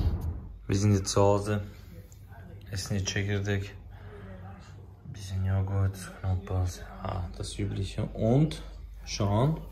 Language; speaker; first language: German; early bilingual, other home language; Turkish